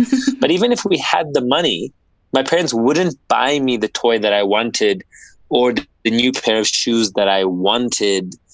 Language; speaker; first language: English; native; English